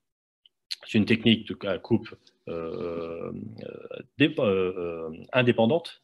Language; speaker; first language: French; native; French